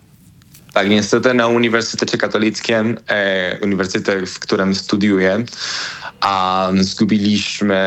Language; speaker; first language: Polish; non-native, learner; Spanish